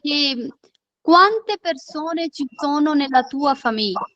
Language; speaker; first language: Italian; non-native, fluent; Urdu